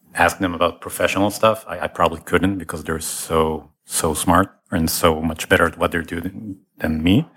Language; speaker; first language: English; non-native, fluent; Hebrew